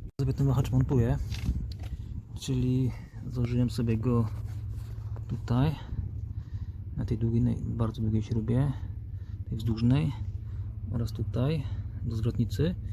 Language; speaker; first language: Polish; native; Polish